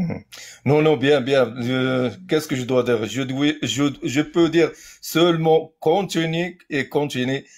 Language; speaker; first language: French; non-native, learner; Arabic